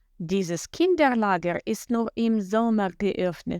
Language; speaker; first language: German; non-native, fluent; Ukrainian